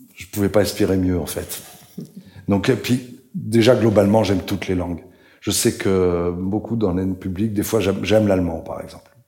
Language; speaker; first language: French; native; French